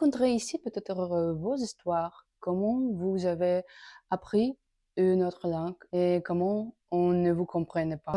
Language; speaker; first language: French; non-native, learner; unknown